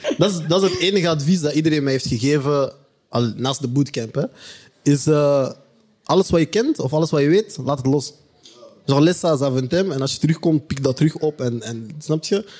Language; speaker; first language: Dutch; native; Dutch